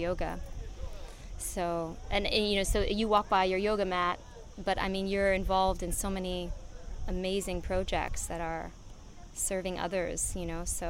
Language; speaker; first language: English; native; English